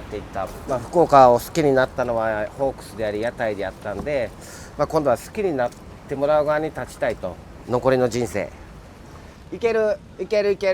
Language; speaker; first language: Japanese; native; Japanese